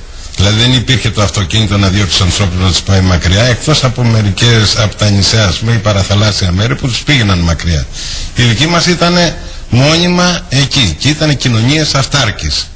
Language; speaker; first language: Greek; native; Greek